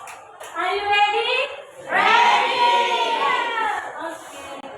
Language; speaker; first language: English; non-native, learner; Indonesian